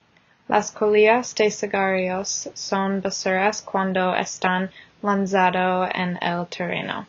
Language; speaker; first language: Spanish; non-native, learner; English